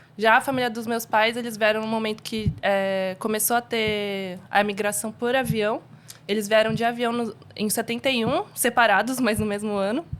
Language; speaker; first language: Portuguese; native; Portuguese